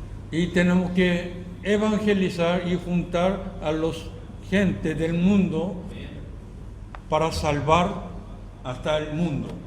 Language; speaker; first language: Spanish; non-native, learner; Korean